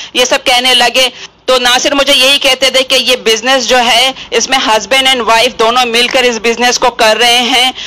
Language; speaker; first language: Hindi; non-native, local second language; Urdu